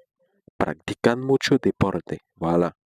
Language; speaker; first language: Spanish; non-native, learner; Haitian Creole